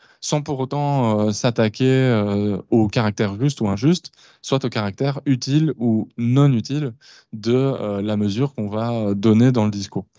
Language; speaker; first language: French; native; French